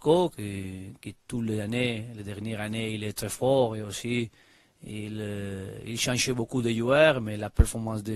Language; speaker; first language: French; non-native, learner; Spanish